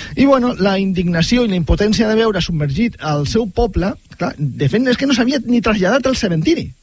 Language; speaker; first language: Catalan; native; Catalan